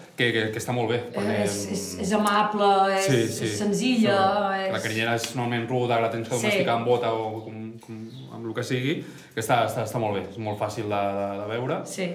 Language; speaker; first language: Catalan; native; Catalan